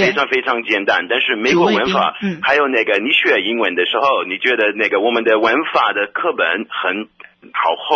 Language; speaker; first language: Chinese; non-native, fluent; English